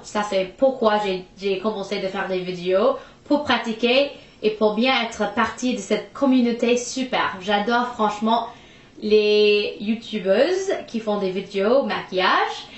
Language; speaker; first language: French; non-native, fluent; English